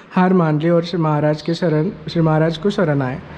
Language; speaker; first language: Hindi; non-native, local second language; Marathi